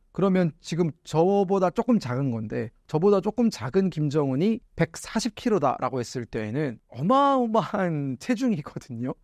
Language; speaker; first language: Korean; native; Korean